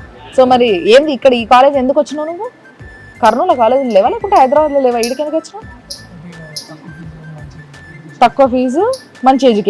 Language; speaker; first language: Telugu; native; Telugu